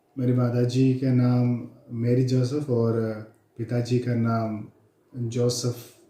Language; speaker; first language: Hindi; non-native, local second language; Malayalam